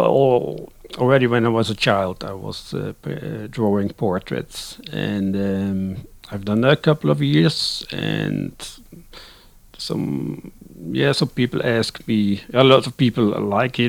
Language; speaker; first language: English; non-native, learner; Dutch